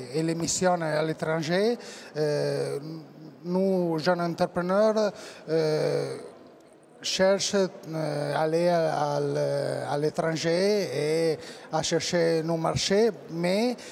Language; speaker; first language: French; non-native, learner; Italian